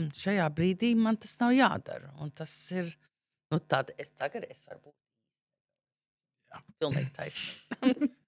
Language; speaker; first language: Latvian; early bilingual, heritage; Latvian